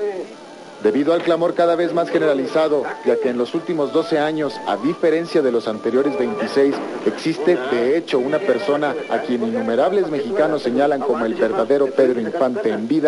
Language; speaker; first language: Spanish; native; Spanish